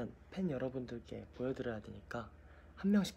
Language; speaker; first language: Korean; native; Korean